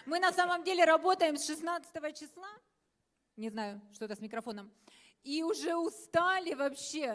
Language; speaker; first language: Russian; native; Russian